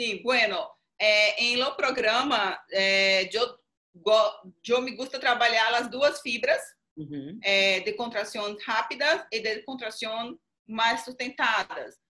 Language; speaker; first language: Spanish; non-native, learner; Portuguese